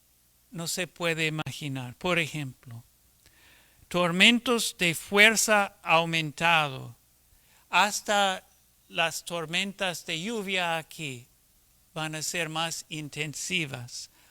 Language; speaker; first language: Spanish; non-native, fluent; English